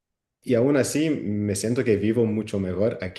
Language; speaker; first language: Spanish; non-native, fluent; Dutch